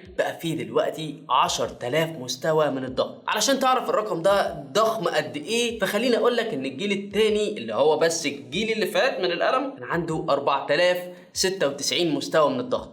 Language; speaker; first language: Arabic; native; Arabic